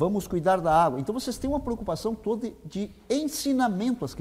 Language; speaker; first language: Portuguese; native; Portuguese